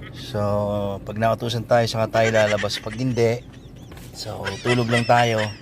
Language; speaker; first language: Filipino; native; Filipino